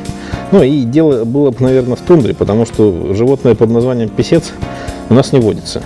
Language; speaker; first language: Russian; native; Russian